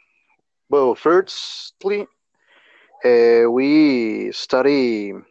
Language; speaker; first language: English; non-native, learner; Spanish